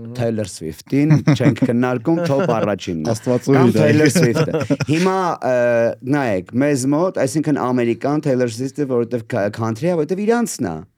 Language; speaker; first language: Armenian; native; Armenian